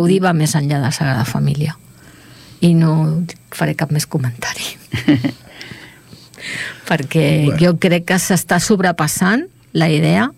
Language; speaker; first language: Catalan; native; Catalan